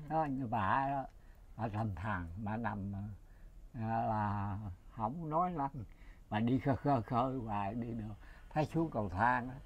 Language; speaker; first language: Vietnamese; native; Vietnamese